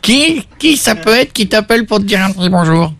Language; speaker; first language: French; native; French